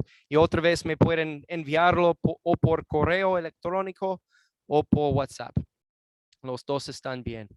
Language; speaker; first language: Spanish; non-native, fluent; English